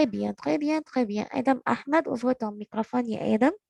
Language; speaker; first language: French; non-native, learner; Arabic